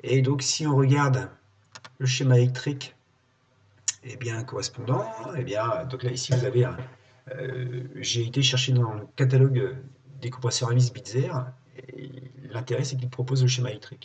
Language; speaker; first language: French; native; French